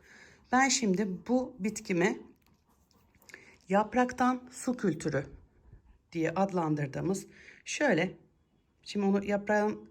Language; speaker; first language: Turkish; native; Turkish